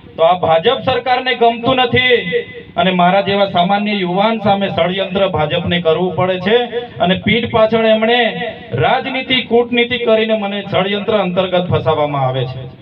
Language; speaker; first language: Gujarati; non-native, local second language; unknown